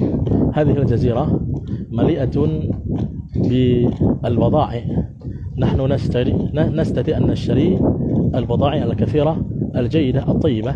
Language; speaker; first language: Arabic; non-native, fluent; Indonesian